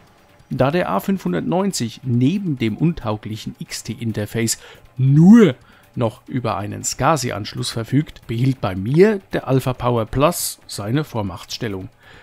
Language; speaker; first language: German; native; German